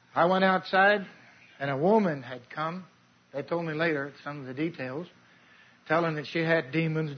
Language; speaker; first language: English; native; English